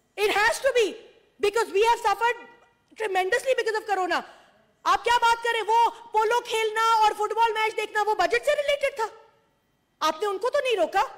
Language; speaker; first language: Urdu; non-native, local second language; Sindhi